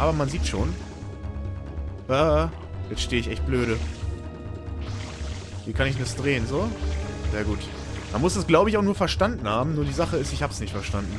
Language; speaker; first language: German; native; German